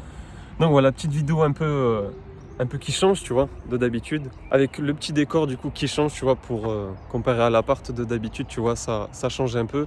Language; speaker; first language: French; native; French